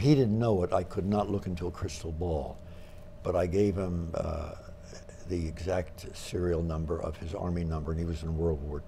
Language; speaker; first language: English; native; English